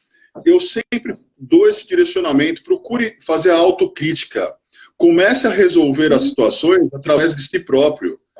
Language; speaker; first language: Portuguese; native; Portuguese